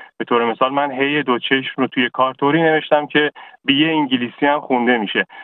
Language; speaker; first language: Persian; native; Persian